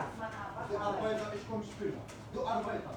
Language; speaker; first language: German; non-native, learner; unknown